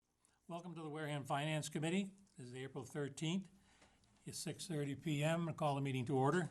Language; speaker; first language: English; native; English